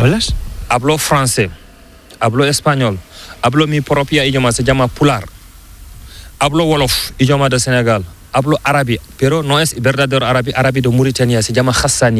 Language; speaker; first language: Spanish; non-native, learner; Fula